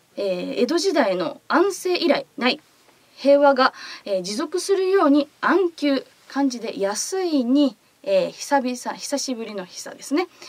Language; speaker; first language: Japanese; native; Japanese